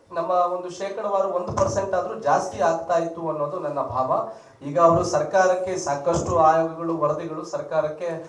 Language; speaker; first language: Kannada; non-native, local second language; Lambadi